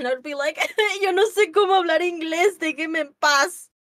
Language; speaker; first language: Spanish; early bilingual, heritage; Spanish